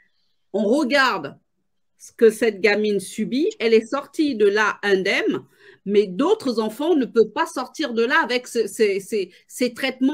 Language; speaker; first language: French; native; French